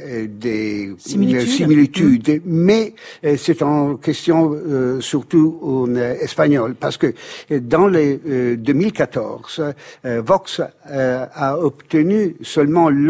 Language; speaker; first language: French; non-native, fluent; Italian